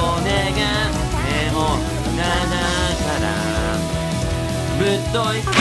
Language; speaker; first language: Japanese; native; Japanese